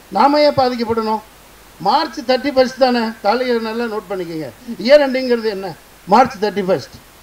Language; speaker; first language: Tamil; native; Tamil